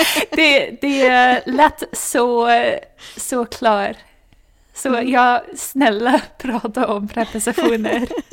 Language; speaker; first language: Swedish; non-native, fluent; English